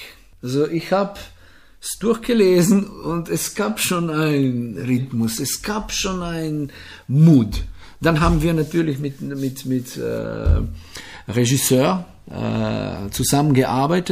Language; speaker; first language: German; non-native, fluent; Slovenian